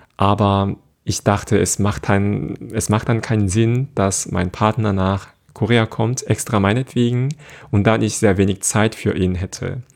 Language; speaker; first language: German; non-native, fluent; Korean